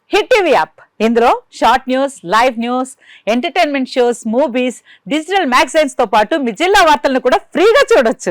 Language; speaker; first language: Telugu; native; Telugu